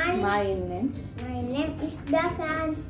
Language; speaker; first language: English; non-native, learner; Indonesian